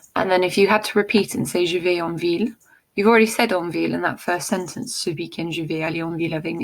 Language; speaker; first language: French; non-native, fluent; English